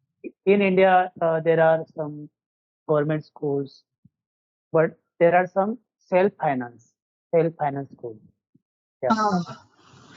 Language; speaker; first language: English; non-native, learner; Marathi